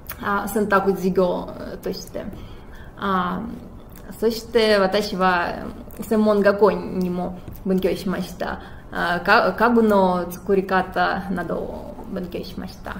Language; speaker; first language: Japanese; non-native, fluent; Russian